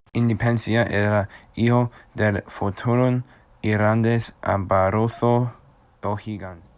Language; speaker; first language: Spanish; non-native, learner; English